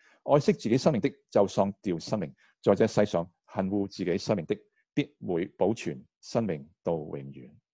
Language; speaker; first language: Cantonese; native; Cantonese